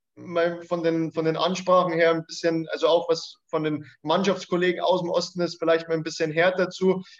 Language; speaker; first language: German; native; German